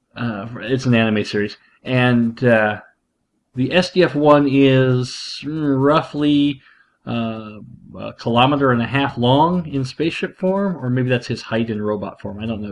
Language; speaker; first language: English; native; English